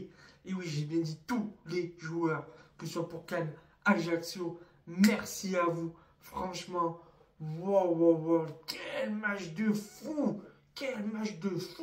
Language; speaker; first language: French; native; French